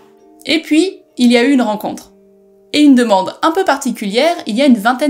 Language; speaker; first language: French; native; French